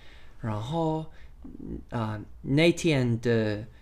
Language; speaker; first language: Chinese; non-native, learner; English